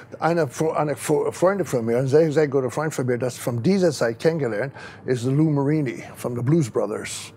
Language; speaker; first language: German; non-native, fluent; English